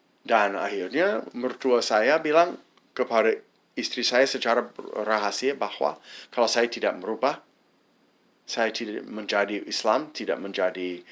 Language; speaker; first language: Indonesian; non-native, fluent; English